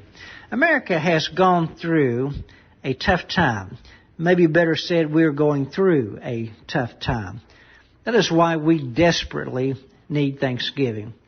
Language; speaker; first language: English; native; English